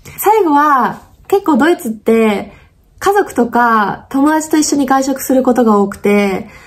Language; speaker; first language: Japanese; non-native, fluent; German